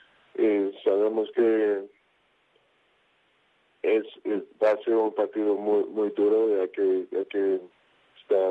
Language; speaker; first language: Spanish; non-native, fluent; English